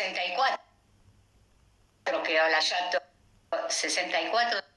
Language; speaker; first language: Italian; non-native, learner; Spanish